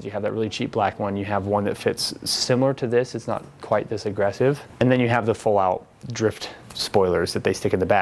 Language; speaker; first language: English; native; English